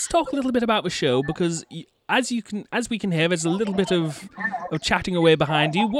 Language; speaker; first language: English; native; English